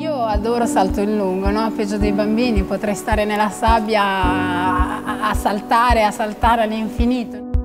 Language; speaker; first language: Italian; non-native, fluent; Albanian